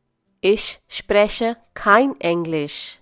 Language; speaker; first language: German; non-native, fluent; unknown